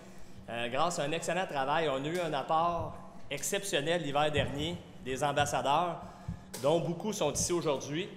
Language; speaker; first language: French; native; French